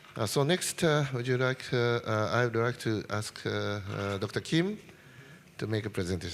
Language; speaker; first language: English; non-native, fluent; Japanese